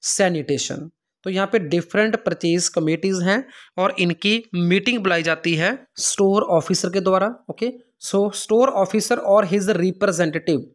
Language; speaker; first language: Hindi; non-native, local second language; Punjabi